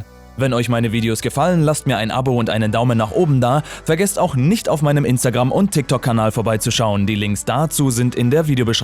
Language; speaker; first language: German; native; German